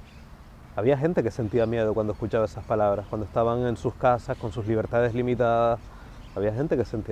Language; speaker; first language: Spanish; native; Spanish